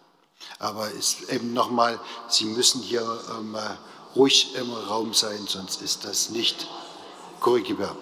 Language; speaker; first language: German; native; German